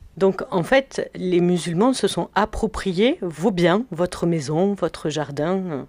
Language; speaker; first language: French; native; French